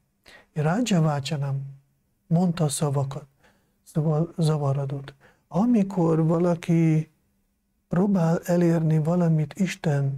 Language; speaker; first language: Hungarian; non-native, fluent; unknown